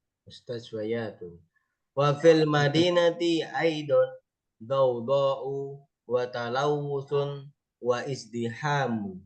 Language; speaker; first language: Arabic; non-native, fluent; Indonesian